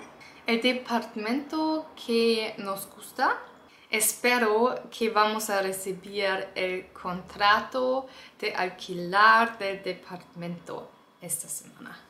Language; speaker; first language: Spanish; non-native, learner; German